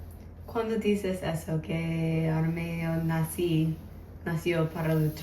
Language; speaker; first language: Spanish; non-native, learner; English